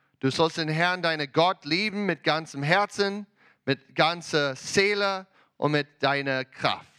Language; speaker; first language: German; non-native, learner; English